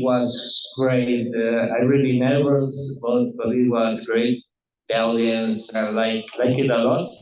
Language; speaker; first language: English; non-native, learner; Spanish